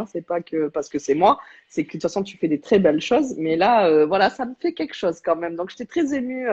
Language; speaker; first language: French; native; French